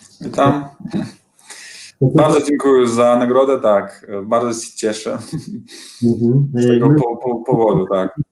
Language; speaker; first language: Polish; non-native, learner; Belarusian